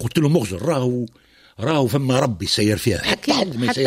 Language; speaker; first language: Arabic; native; Arabic